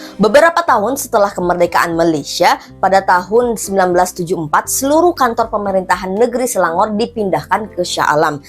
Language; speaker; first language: Indonesian; native; Indonesian